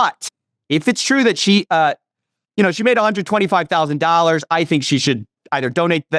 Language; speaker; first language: English; native; English